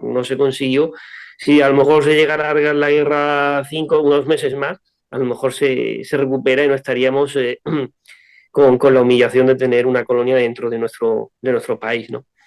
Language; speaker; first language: Spanish; native; Spanish